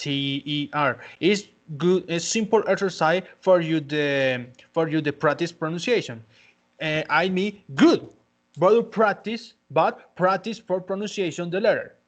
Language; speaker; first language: English; non-native, learner; Spanish